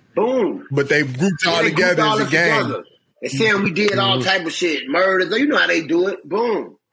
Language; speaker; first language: English; native; English